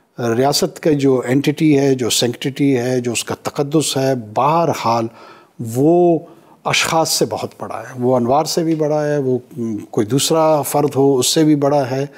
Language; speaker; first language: Urdu; non-native, local second language; Pashto